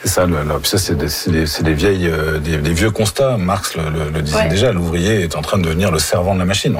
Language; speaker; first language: French; native; French